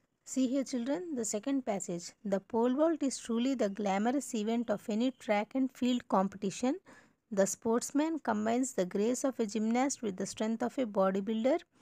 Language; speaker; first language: English; non-native, local second language; Telugu